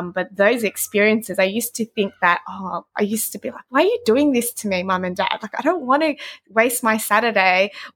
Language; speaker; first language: English; non-native, local second language; Vietnamese